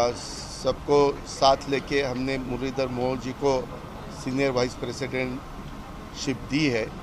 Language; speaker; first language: Hindi; non-native, local second language; Marathi